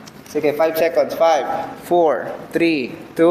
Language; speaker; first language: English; non-native, local second language; Filipino